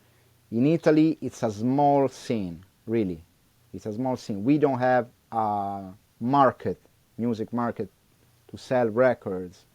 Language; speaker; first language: English; non-native, learner; Italian